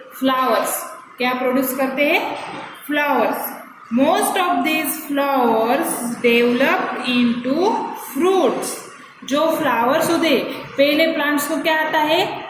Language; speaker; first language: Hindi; non-native, local second language; Marathi